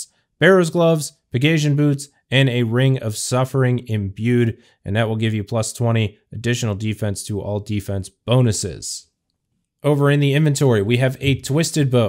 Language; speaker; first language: English; native; English